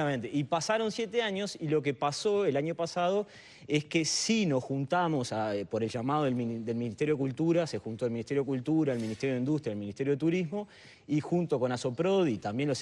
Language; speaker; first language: Spanish; native; Spanish